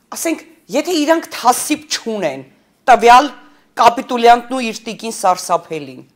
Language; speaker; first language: Armenian; early bilingual, heritage; Armenian